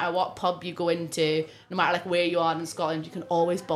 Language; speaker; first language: English; non-native, local second language; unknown